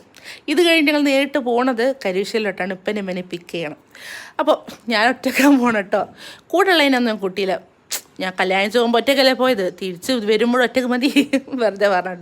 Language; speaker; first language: Malayalam; native; Malayalam